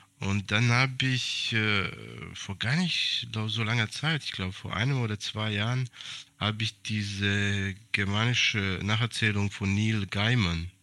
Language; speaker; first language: German; early bilingual, other home language; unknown